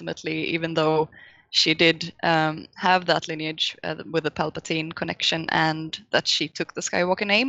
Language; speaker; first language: English; non-native, fluent; Swedish